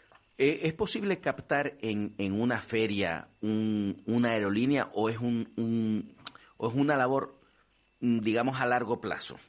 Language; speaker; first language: Spanish; native; Spanish